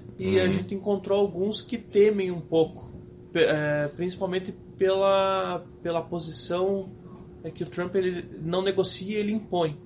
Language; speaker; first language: Portuguese; native; Portuguese